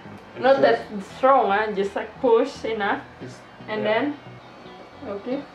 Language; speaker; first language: English; non-native, learner; Indonesian